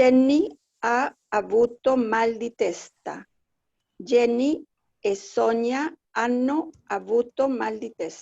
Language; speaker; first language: Italian; non-native, learner; Spanish